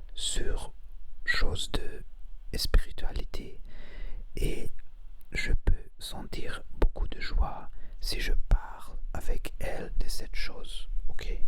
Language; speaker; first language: French; non-native, learner; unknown